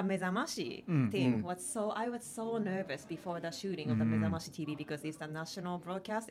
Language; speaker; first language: English; non-native, fluent; Japanese